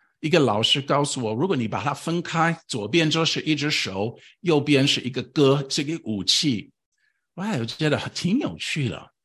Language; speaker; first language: Chinese; non-native, fluent; English